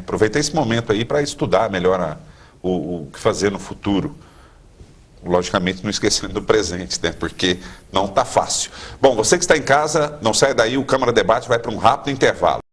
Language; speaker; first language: Portuguese; native; Portuguese